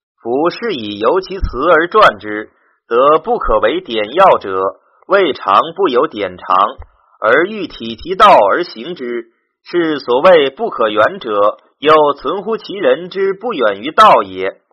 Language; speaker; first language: Chinese; native; Chinese